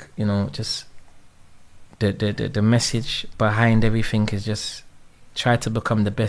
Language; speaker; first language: English; native; English